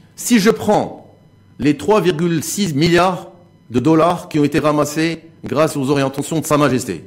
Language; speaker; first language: French; non-native, local second language; Arabic